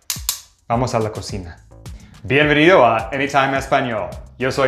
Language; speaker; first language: Spanish; non-native, fluent; English